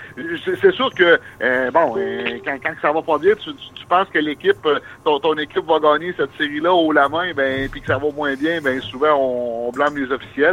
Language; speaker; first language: French; native; French